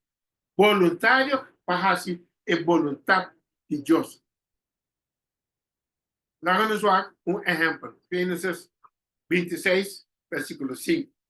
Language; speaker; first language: Portuguese; non-native, learner; Papiamento